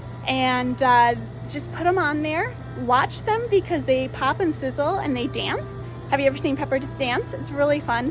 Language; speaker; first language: English; native; English